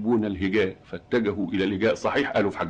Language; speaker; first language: Arabic; native; Arabic